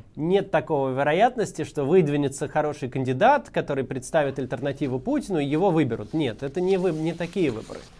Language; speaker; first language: Russian; native; Russian